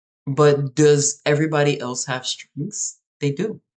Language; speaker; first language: English; native; English